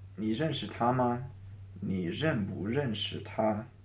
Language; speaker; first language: Chinese; non-native, learner; English